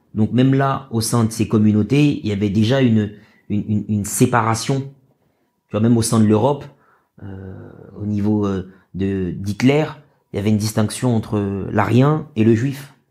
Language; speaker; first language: French; native; French